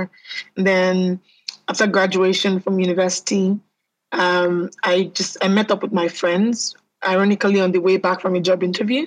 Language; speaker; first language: English; non-native, local second language; Yoruba